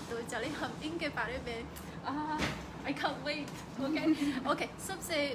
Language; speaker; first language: Hindi; non-native, fluent; Chinese